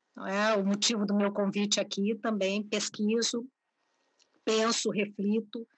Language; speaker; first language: Portuguese; native; Portuguese